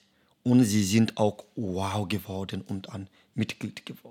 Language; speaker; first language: German; non-native, learner; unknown